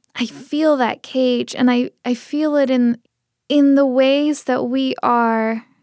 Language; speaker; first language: English; early bilingual, other home language; Tamil